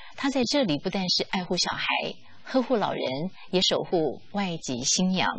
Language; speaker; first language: Chinese; native; Chinese